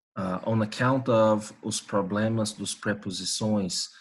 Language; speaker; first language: Portuguese; non-native, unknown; English